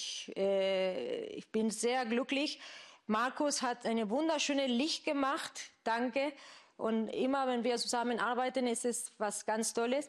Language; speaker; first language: German; non-native, fluent; Spanish